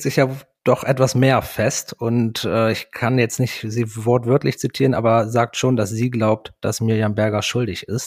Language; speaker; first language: German; native; German